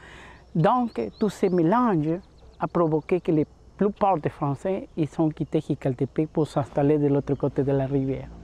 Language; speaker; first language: French; non-native, fluent; Spanish